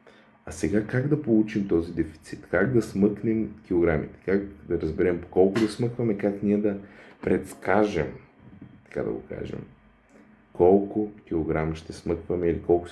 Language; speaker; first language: Bulgarian; native; Bulgarian